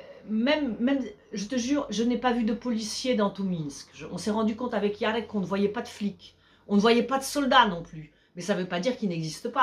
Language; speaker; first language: French; early bilingual, other home language; Polish